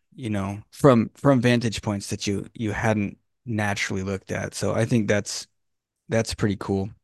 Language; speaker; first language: English; native; English